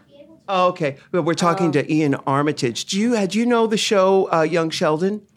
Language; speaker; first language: English; native; English